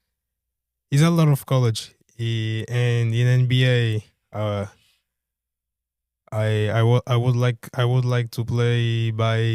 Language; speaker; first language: English; non-native, learner; Portuguese